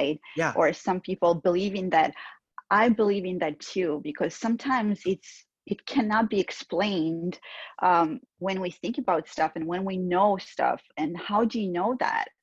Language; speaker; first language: English; non-native, fluent; Georgian